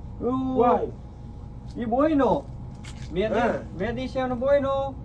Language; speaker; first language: Spanish; non-native, learner; Gujarati